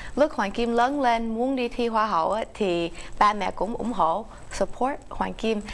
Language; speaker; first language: Vietnamese; early bilingual, heritage; Vietnamese